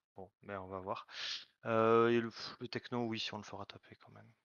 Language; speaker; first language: French; native; French